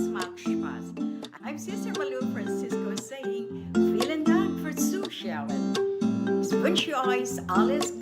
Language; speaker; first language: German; non-native, fluent; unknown